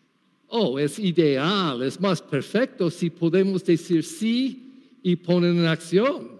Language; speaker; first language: Spanish; non-native, learner; English